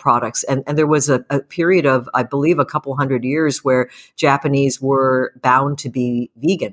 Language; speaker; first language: English; early bilingual, other home language; Japanese